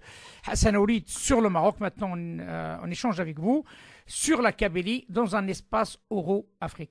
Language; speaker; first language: French; non-native, local second language; Arabic